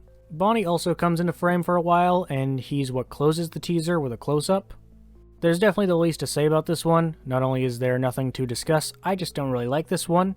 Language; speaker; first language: English; native; English